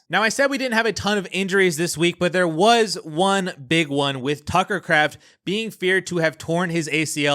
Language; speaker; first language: English; native; English